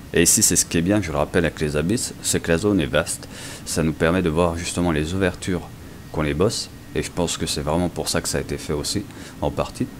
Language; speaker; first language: French; native; French